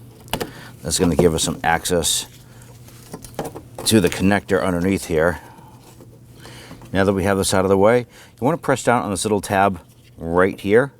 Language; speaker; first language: English; native; English